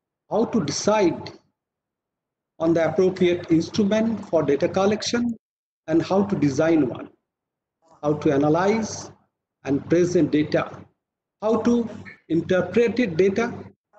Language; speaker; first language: English; non-native, local second language; Bangla